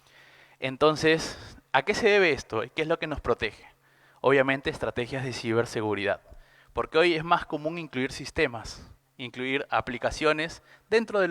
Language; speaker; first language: Spanish; native; Spanish